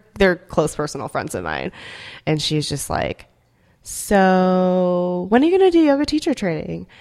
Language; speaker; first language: English; early bilingual, other home language; Korean